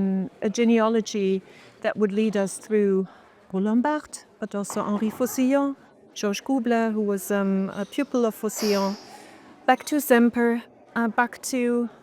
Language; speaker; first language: English; non-native, fluent; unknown